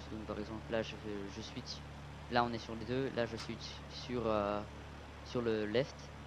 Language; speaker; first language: French; native; French